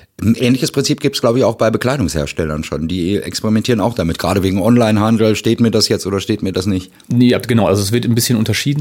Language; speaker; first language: German; native; German